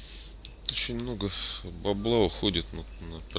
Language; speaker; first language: Russian; native; Russian